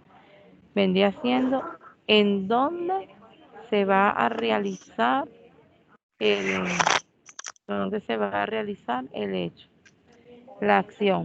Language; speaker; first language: Spanish; native; Spanish